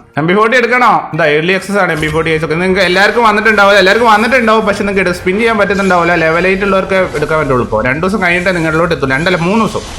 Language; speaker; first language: Malayalam; native; Malayalam